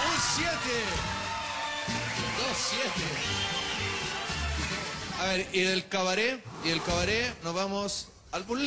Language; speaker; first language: Spanish; native; Spanish